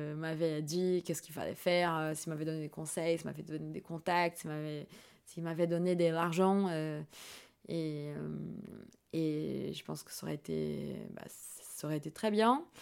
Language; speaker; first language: French; non-native, fluent; Portuguese